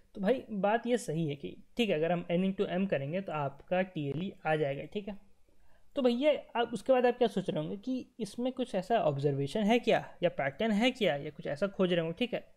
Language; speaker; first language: Hindi; native; Hindi